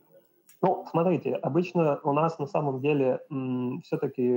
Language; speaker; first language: Russian; native; Russian